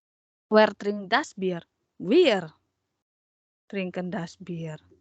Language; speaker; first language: German; non-native, fluent; Indonesian